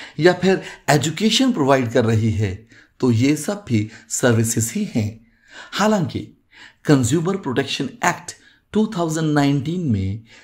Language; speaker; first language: Hindi; native; Hindi